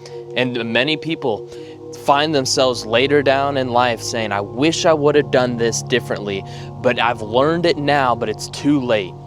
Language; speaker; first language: English; native; English